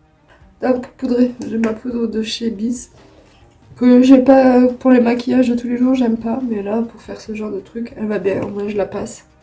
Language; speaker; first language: French; native; French